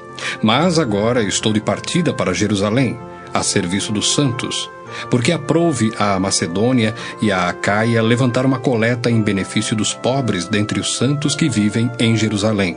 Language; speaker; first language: Portuguese; native; Portuguese